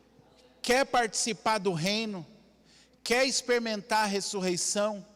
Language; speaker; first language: Portuguese; native; Portuguese